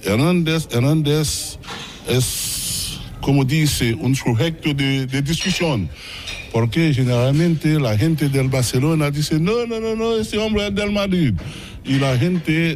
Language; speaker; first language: Spanish; non-native, fluent; Haitian Creole